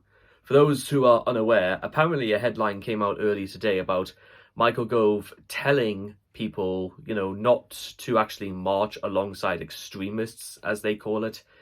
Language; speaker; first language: English; native; English